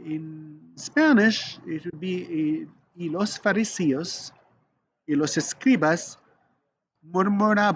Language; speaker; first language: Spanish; non-native, learner; Arabic